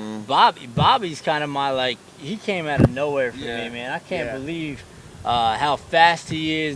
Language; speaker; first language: English; native; English